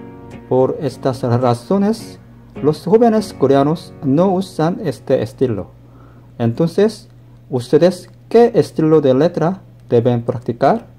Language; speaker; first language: Spanish; non-native, learner; Korean